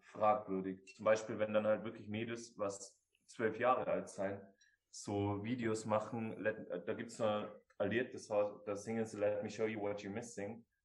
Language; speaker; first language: German; native; German